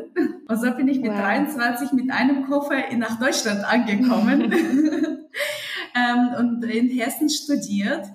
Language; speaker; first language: German; non-native, fluent; Russian